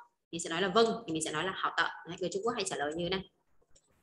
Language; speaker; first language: Vietnamese; native; Vietnamese